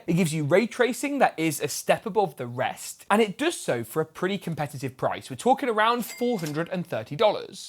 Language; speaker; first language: English; native; English